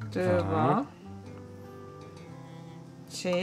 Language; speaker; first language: Polish; non-native, learner; Japanese